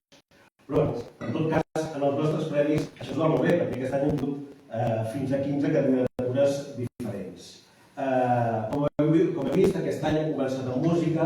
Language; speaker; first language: Catalan; native; Catalan